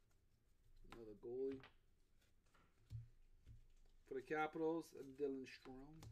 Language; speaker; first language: English; native; English